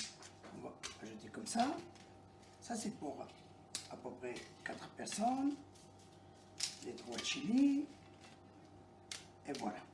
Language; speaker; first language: French; non-native, local second language; Arabic